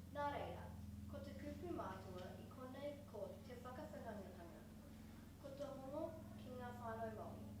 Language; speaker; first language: Māori; non-native, local second language; English